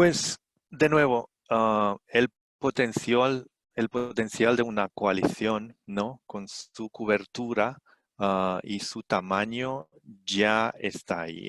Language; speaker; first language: Spanish; non-native, fluent; Romanian